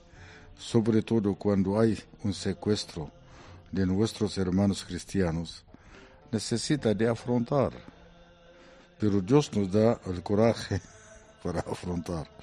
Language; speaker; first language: Spanish; non-native, fluent; Arabic